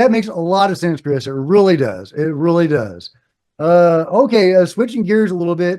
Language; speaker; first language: English; native; English